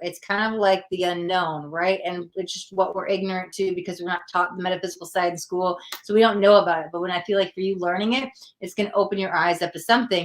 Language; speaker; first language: English; native; English